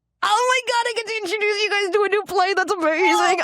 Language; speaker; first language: English; native; English